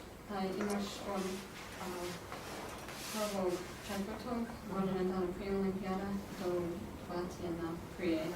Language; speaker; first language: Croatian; non-native, learner; English